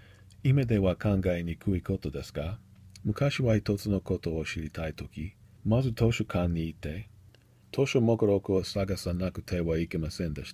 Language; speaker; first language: Japanese; non-native, learner; English